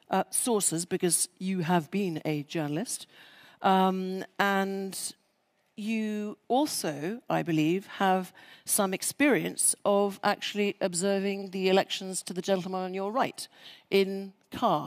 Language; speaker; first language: English; native; English